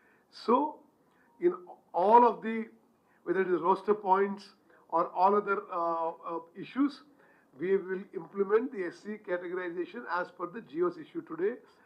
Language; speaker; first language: English; non-native, local second language; Telugu